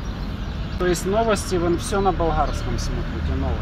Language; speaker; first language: Russian; native; Russian